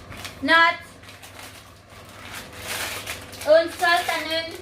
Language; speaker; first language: German; non-native, learner; Filipino